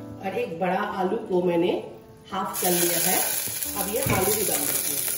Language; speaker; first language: Hindi; non-native, local second language; Bangla